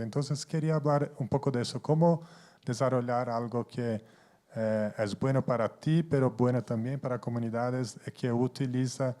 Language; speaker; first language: Spanish; non-native, fluent; Portuguese